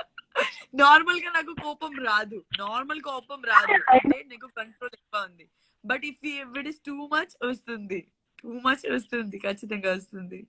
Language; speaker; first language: Telugu; non-native, learner; Gujarati